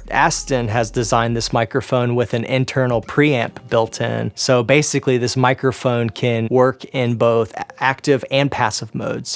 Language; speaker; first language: English; native; English